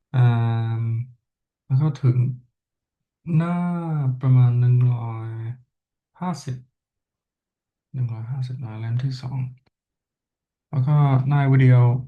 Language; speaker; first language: Thai; non-native, learner; English